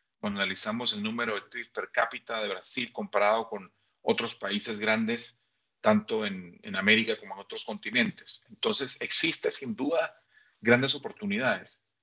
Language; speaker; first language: Spanish; native; Spanish